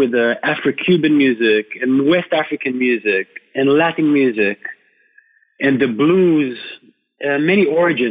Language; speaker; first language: English; non-native, fluent; Hebrew